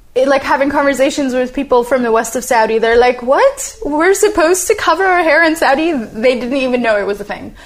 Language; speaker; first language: English; non-native, fluent; Arabic